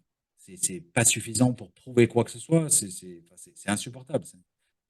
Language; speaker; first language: French; native; French